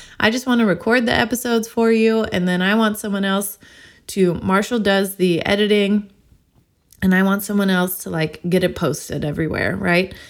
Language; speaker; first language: English; native; English